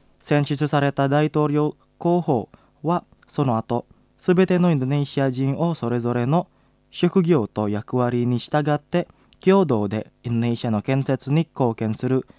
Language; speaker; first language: Japanese; non-native, fluent; Indonesian